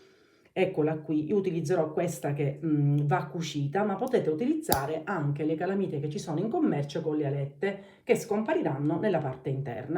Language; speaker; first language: Italian; native; Italian